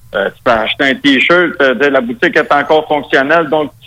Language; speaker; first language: French; non-native, local second language; Spanish